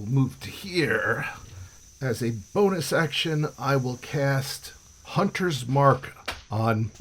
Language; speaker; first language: English; native; English